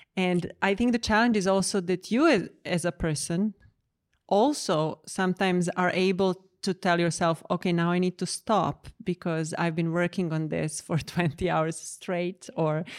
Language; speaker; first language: English; non-native, fluent; Croatian